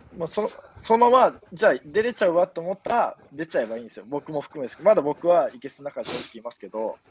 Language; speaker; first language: Japanese; native; Japanese